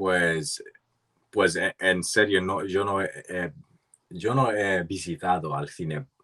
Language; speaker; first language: Spanish; non-native, learner; English